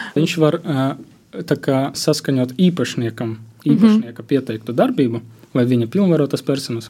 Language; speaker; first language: Latvian; non-native, local second language; Russian